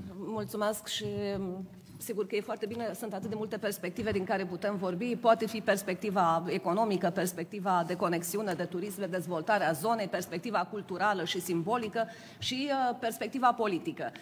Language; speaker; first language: Romanian; native; Romanian